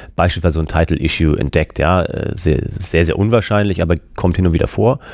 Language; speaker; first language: German; native; German